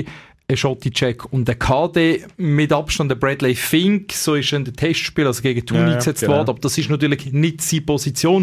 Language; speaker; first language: German; native; German